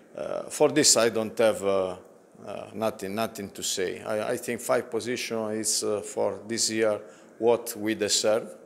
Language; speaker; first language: English; non-native, learner; Italian